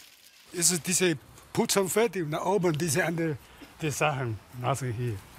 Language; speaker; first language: German; non-native, learner; Chinese